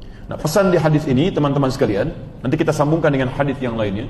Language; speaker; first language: Indonesian; native; Indonesian